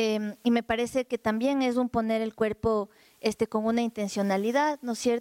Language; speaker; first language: Spanish; native; Spanish